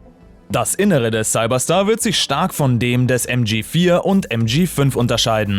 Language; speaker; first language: German; native; German